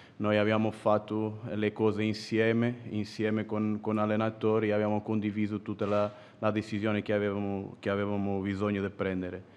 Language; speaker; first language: Italian; non-native, fluent; Portuguese